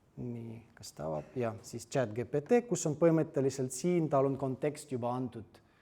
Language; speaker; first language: Estonian; non-native, fluent; Russian